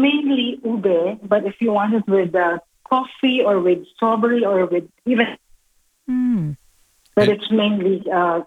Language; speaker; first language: English; non-native, local second language; Filipino